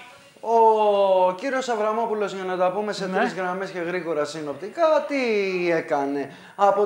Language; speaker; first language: Greek; native; Greek